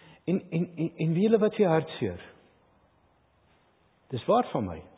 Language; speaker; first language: Afrikaans; native; Afrikaans